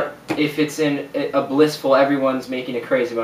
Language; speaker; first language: English; native; English